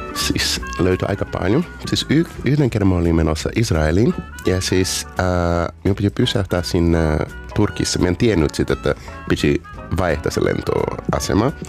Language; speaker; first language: Finnish; non-native, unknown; Portuguese